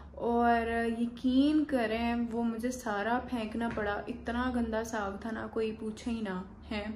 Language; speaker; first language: Urdu; native; Urdu